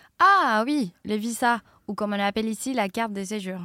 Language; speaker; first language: French; non-native, fluent; Spanish